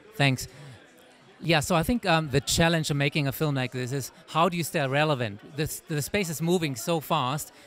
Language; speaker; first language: English; native; English